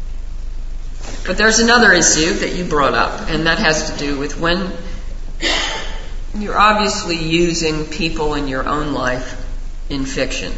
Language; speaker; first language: English; native; English